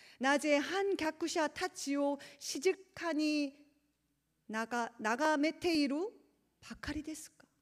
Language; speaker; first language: Japanese; non-native, learner; Korean